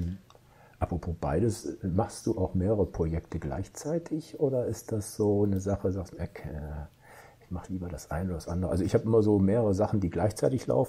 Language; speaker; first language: German; native; German